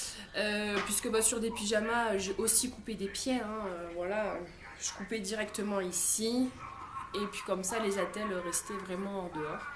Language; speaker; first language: French; native; French